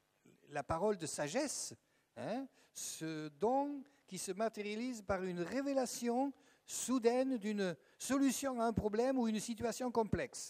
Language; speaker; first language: French; native; French